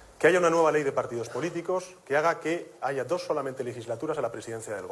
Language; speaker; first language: Spanish; native; Spanish